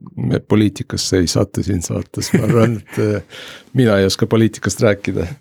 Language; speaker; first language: Estonian; non-native, local second language; Russian